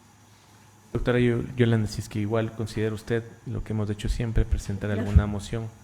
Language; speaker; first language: Spanish; native; Spanish